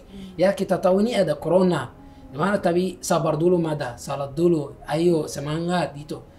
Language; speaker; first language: Indonesian; non-native, learner; Arabic